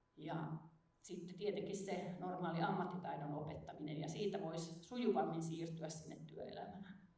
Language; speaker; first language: Finnish; native; Finnish